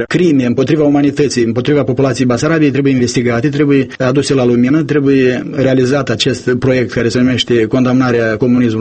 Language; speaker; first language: Romanian; native; Romanian